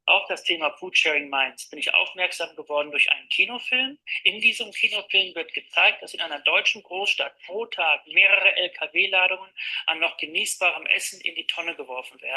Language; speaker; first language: German; native; German